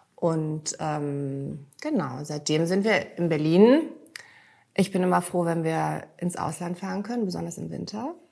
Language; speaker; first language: German; early bilingual, heritage; German